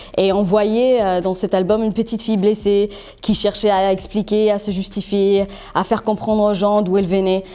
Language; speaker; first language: French; non-native, fluent; English